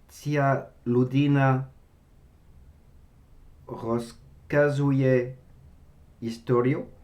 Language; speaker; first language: Ukrainian; non-native, learner; French